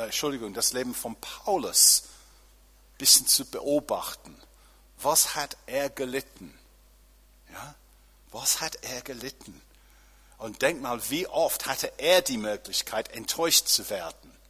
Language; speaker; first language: German; non-native, fluent; English